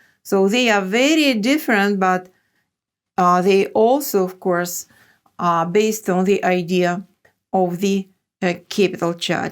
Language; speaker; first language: English; non-native, fluent; Russian